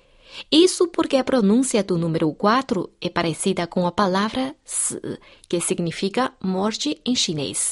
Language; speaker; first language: Portuguese; non-native, fluent; Chinese